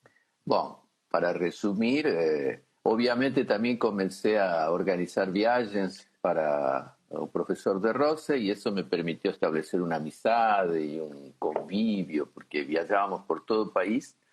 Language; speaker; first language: Portuguese; non-native, fluent; Spanish